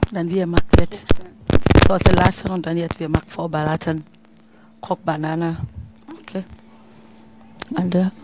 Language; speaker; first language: German; non-native, learner; Akan